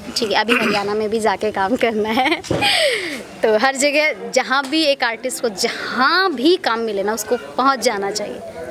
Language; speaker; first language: Hindi; native; Hindi